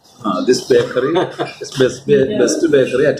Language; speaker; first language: English; non-native, local second language; Malayalam